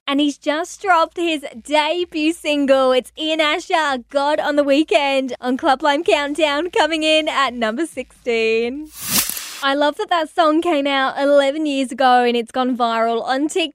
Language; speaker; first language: English; native; English